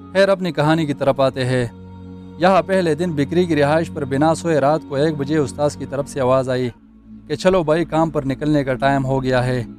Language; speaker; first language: Urdu; non-native, local second language; Pashto